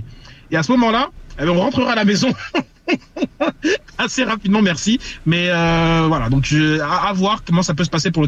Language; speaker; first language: French; native; French